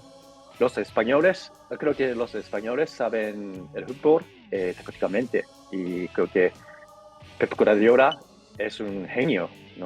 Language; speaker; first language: Spanish; non-native, fluent; Japanese